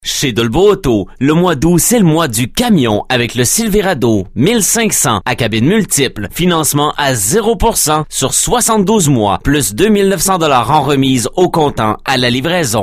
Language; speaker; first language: French; native; French